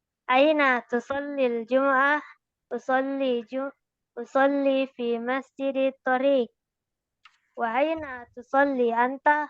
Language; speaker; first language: Arabic; non-native, learner; Indonesian